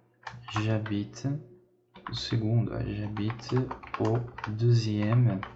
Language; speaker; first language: French; non-native, fluent; Portuguese